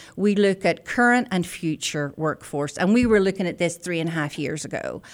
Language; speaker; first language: English; native; English